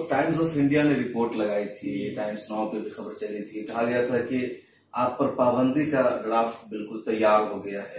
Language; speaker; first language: Hindi; native; Hindi